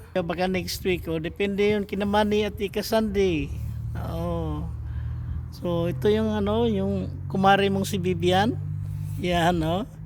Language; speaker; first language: Filipino; non-native, local second language; Cebuano